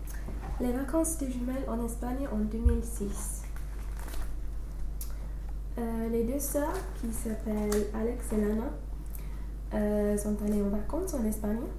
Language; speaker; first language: French; non-native, learner; English